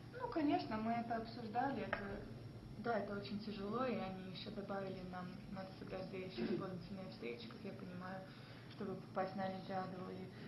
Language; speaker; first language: Russian; early bilingual, heritage; Russian